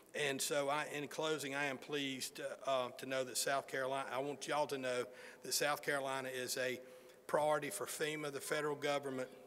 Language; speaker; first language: English; native; English